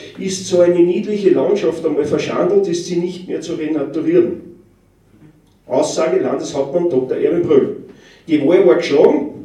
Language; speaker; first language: German; native; German